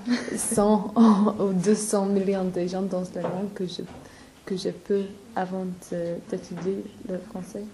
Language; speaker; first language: French; non-native, learner; English